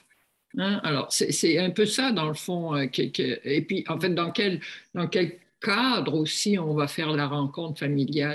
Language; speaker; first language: French; native; French